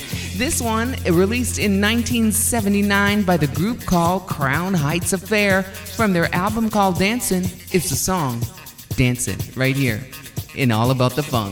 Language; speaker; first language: English; native; English